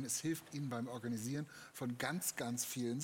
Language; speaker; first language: German; native; German